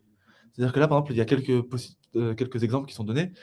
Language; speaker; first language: French; native; French